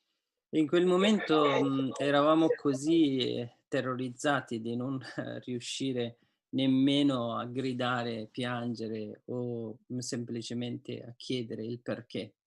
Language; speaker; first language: Italian; non-native, fluent; Persian